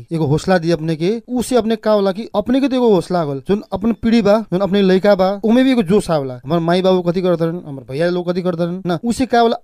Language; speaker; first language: Bhojpuri; native; Bhojpuri